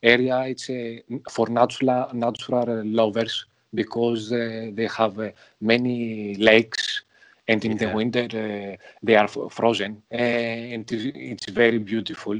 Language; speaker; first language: English; non-native, learner; Greek